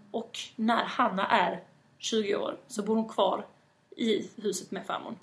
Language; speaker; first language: Swedish; native; Swedish